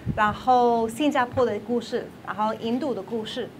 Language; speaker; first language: Chinese; non-native, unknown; English